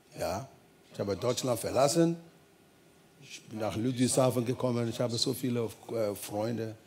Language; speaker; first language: German; non-native, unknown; Ewe